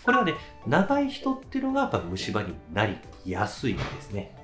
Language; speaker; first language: Japanese; native; Japanese